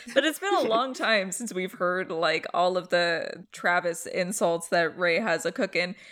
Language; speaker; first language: English; native; English